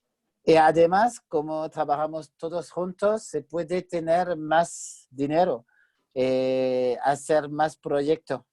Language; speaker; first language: Spanish; non-native, fluent; French